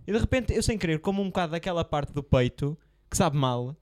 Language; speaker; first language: Portuguese; native; Portuguese